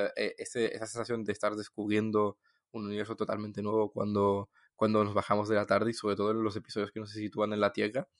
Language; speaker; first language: Spanish; non-native, fluent; French